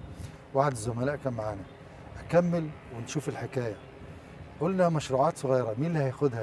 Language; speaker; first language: Arabic; native; Arabic